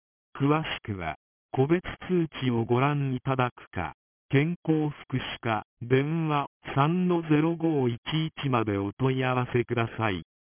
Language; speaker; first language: Japanese; native; Japanese